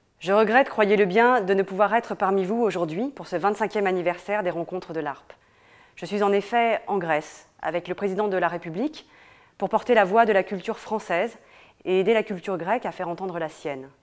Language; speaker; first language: French; native; French